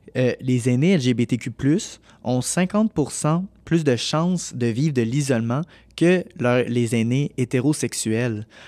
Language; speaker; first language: French; native; French